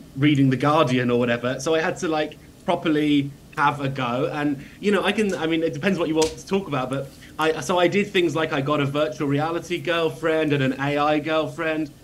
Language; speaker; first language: English; native; English